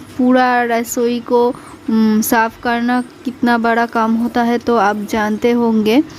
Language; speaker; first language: Hindi; non-native, local second language; Bangla